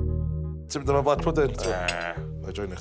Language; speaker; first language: Welsh; native; Welsh